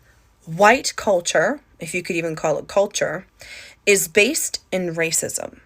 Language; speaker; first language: English; native; English